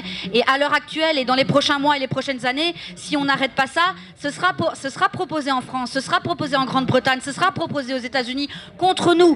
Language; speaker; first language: French; native; French